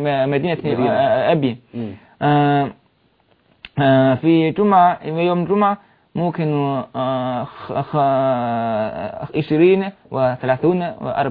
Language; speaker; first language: Arabic; non-native, learner; Chinese